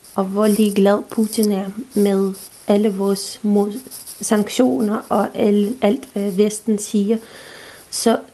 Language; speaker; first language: Danish; non-native, fluent; Russian